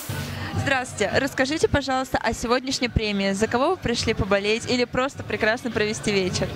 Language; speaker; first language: Russian; native; Russian